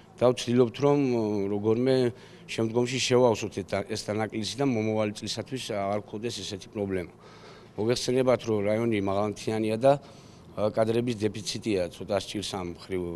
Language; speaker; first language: Georgian; native; Georgian